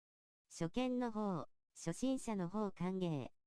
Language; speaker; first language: Japanese; native; Japanese